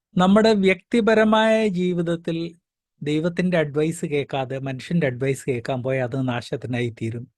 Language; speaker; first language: Malayalam; early bilingual, heritage; Malayalam